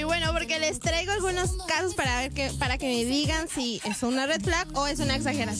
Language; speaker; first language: Spanish; native; Spanish